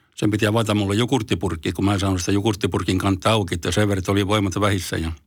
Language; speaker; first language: Finnish; native; Finnish